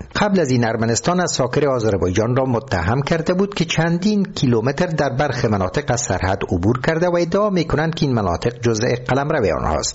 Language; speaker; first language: Persian; native; Persian